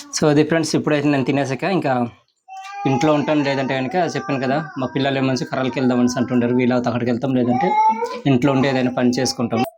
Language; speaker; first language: Telugu; non-native, local second language; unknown